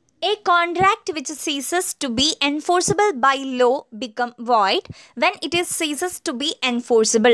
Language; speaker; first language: English; non-native, local second language; Malayalam